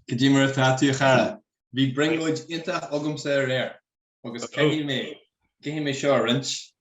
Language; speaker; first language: Irish; non-native, local second language; English